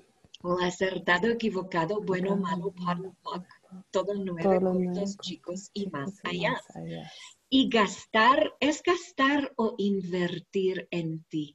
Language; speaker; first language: Spanish; non-native, learner; English